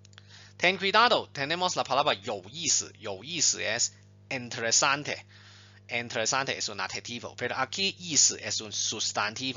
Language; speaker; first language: Spanish; non-native, fluent; Chinese